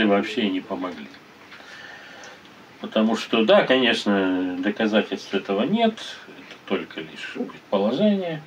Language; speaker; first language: Russian; native; Russian